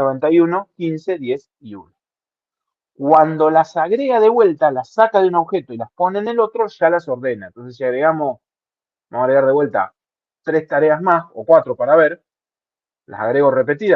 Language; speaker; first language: Spanish; native; Spanish